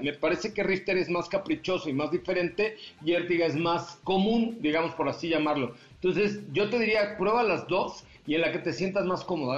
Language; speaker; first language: Spanish; native; Spanish